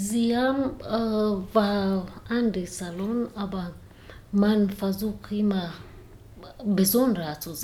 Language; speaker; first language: German; non-native, learner; Swahili